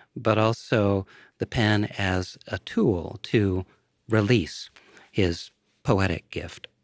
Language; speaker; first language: English; native; English